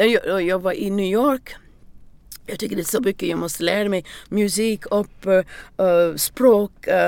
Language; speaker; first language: Swedish; non-native, learner; English